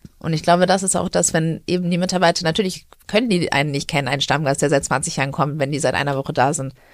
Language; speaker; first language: German; native; German